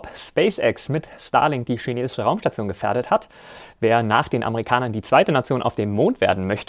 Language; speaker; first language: German; native; German